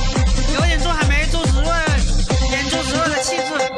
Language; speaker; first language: Chinese; native; Chinese